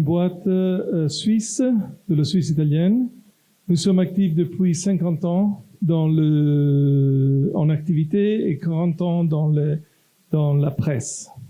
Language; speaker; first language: French; non-native, local second language; Italian